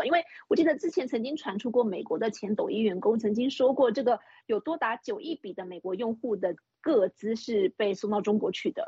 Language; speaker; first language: Chinese; native; Chinese